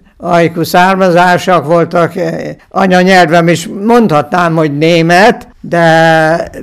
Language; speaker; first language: Hungarian; non-native, local second language; German